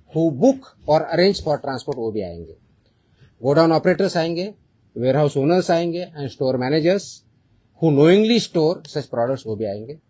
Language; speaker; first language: Hindi; non-native, local second language; Marathi